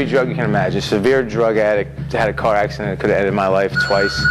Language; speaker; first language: English; native; English